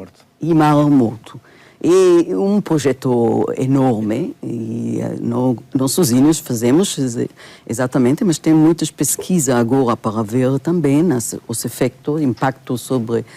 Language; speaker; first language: Portuguese; non-native, fluent; Hebrew